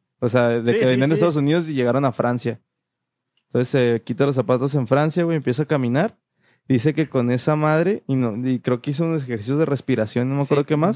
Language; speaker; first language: Spanish; native; Spanish